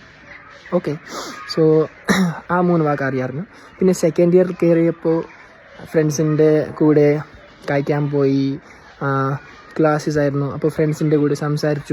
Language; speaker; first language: Malayalam; non-native, local second language; Kashmiri